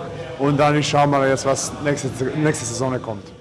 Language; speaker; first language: German; non-native, fluent; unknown